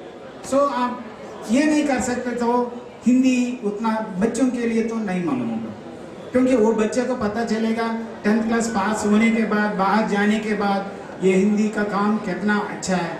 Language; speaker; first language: Hindi; non-native, local second language; Telugu